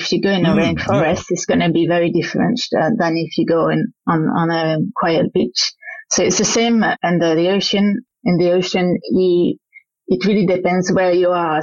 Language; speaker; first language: English; non-native, fluent; French